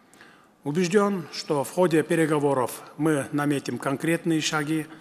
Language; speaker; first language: Russian; non-native, local second language; Kyrgyz